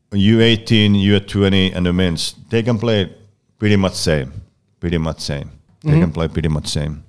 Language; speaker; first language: English; non-native, learner; Finnish